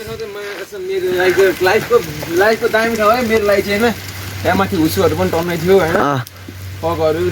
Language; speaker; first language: Nepali; native; Nepali